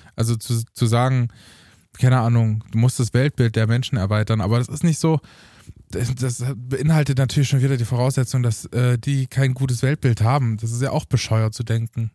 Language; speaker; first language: German; early bilingual, other home language; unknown